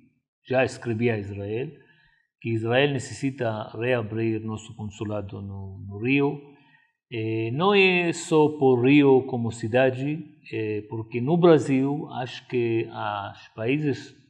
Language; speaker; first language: Portuguese; non-native, fluent; Arabic